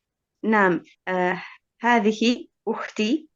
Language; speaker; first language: Arabic; non-native, learner; Bosnian